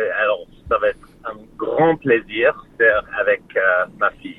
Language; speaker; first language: French; non-native, fluent; English